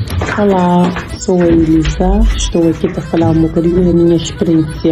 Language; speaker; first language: Portuguese; non-native, local second language; Kabuverdianu